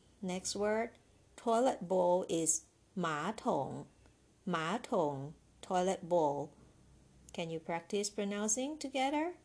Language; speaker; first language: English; non-native, fluent; Chinese